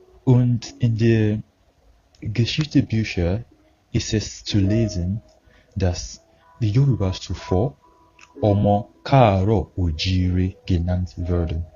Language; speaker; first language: German; non-native, fluent; Yoruba